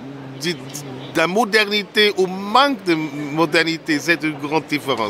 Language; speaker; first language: French; non-native, fluent; German